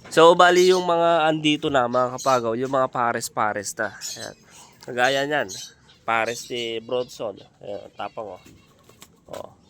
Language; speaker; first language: Filipino; non-native, local second language; Iloko